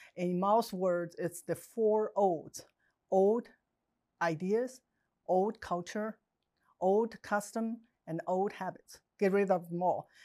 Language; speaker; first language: English; non-native, fluent; Chinese